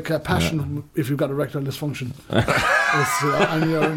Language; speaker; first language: English; native; English